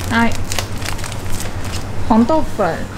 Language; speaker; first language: Japanese; non-native, fluent; Chinese